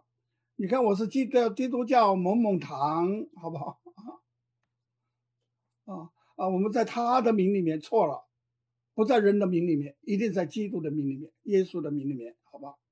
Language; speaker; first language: Chinese; native; Chinese